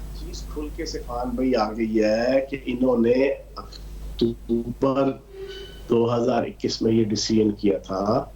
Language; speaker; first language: Urdu; non-native, local second language; Punjabi